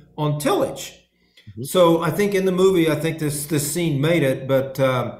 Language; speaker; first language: English; native; English